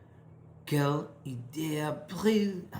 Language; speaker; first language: French; non-native, learner; English